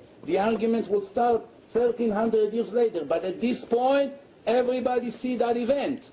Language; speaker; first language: English; non-native, fluent; Hebrew